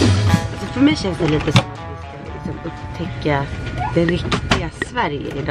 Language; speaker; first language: Swedish; native; Swedish